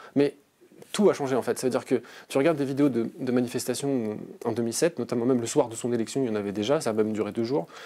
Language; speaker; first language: French; native; French